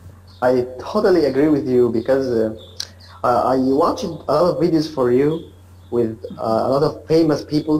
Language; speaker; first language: English; non-native, learner; Arabic